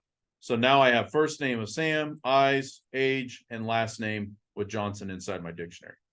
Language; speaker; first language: English; native; English